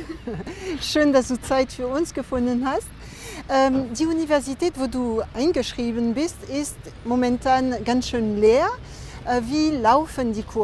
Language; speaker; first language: German; non-native, fluent; French